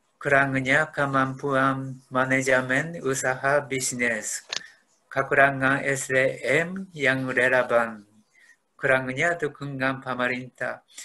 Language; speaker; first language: Indonesian; non-native, fluent; Japanese